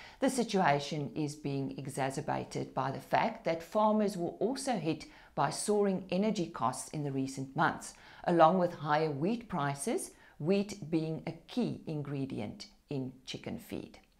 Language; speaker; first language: English; non-native, local second language; Afrikaans